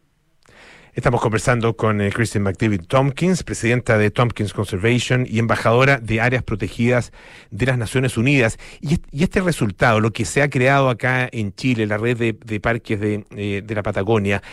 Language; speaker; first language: Spanish; native; Spanish